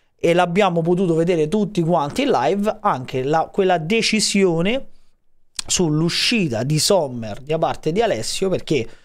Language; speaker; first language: Italian; native; Italian